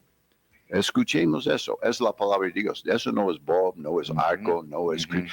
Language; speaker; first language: Spanish; non-native, fluent; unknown